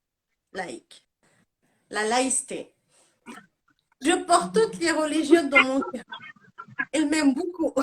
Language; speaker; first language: French; non-native, local second language; Arabic